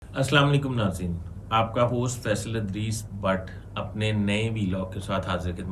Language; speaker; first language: Urdu; native; Urdu